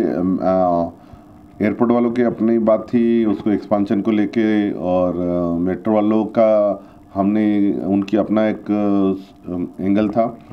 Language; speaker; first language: Hindi; native; Hindi